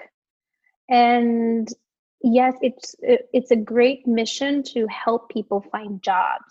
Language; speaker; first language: English; non-native, local second language; Filipino